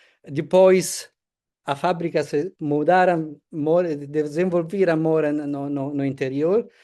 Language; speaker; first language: Portuguese; non-native, fluent; Italian